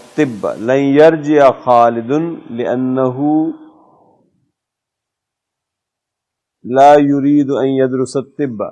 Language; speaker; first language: Arabic; non-native, fluent; Urdu